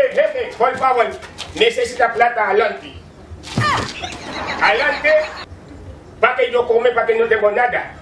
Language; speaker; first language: Spanish; non-native, learner; Haitian Creole